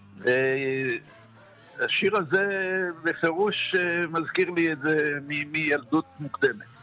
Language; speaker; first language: Hebrew; native; Hebrew